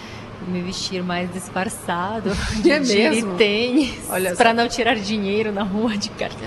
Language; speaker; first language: Portuguese; non-native, fluent; Ukrainian